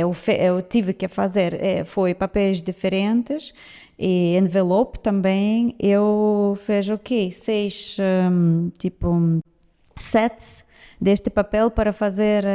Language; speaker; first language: Portuguese; non-native, fluent; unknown